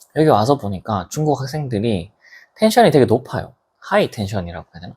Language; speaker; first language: Korean; native; Korean